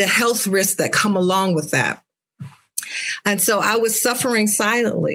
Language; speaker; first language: English; native; English